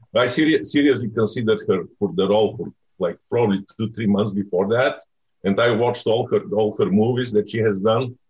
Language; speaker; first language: English; non-native, fluent; Bulgarian